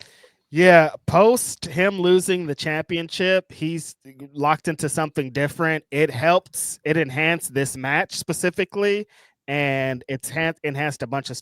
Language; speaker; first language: English; native; English